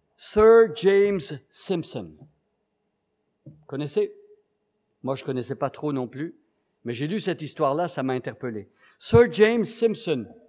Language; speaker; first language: French; native; French